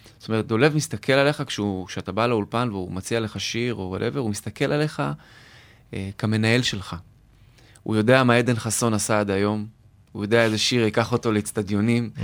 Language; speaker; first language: Hebrew; native; Hebrew